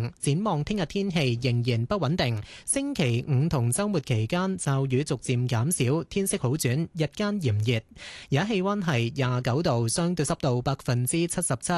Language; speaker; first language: Cantonese; native; Cantonese